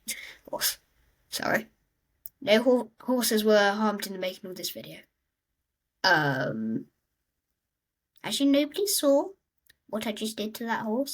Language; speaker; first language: English; native; English